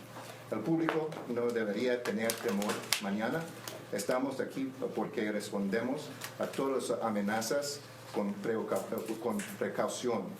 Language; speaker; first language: Spanish; non-native, learner; English